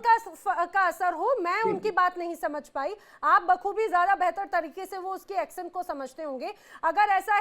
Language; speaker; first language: Hindi; native; Hindi